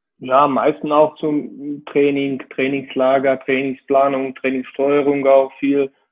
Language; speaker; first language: German; non-native, fluent; Serbian